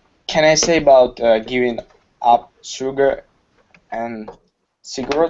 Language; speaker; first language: English; non-native, fluent; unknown